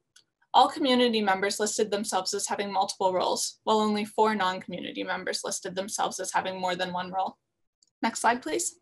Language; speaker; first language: English; native; English